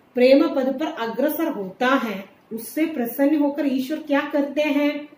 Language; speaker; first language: Hindi; non-native, local second language; Malayalam